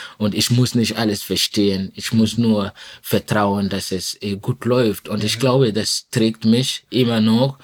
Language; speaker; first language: German; non-native, fluent; Mossi